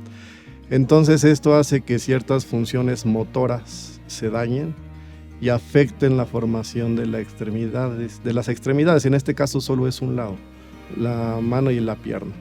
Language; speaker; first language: Spanish; native; Spanish